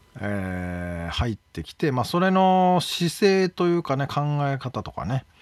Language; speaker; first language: Japanese; native; Japanese